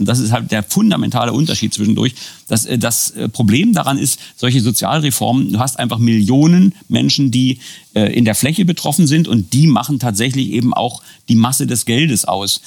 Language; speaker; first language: German; native; German